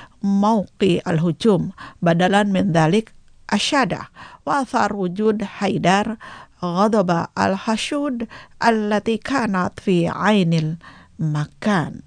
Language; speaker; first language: Arabic; non-native, fluent; Indonesian